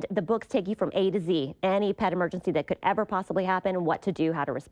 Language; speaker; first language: English; native; English